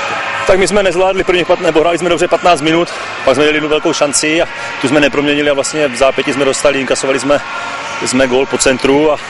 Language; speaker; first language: Czech; native; Czech